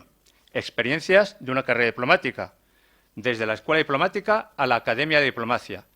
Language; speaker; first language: Spanish; native; Spanish